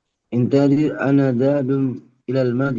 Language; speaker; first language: Arabic; non-native, learner; Indonesian